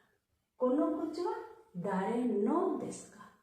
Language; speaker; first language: Japanese; non-native, fluent; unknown